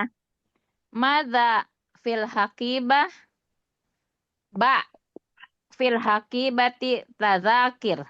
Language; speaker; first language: Arabic; non-native, learner; Indonesian